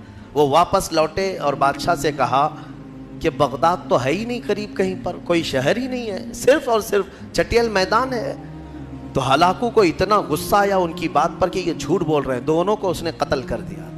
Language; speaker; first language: Urdu; native; Urdu